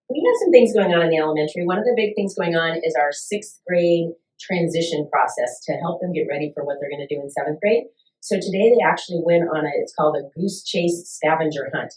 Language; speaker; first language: English; native; English